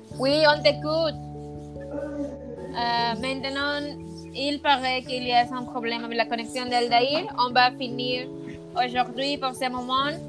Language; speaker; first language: French; non-native, learner; Spanish